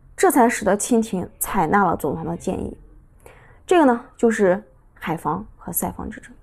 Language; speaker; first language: Chinese; native; Chinese